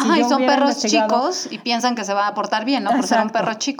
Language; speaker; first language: Spanish; native; Spanish